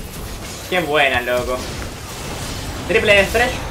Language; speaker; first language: Spanish; native; Spanish